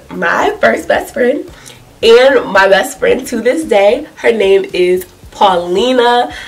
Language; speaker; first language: English; native; English